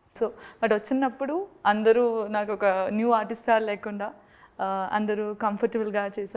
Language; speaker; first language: Telugu; non-native, fluent; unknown